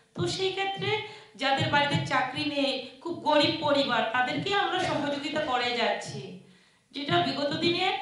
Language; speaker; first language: Bangla; non-native, local second language; Chakma